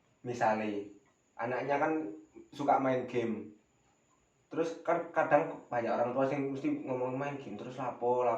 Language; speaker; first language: Indonesian; native; Indonesian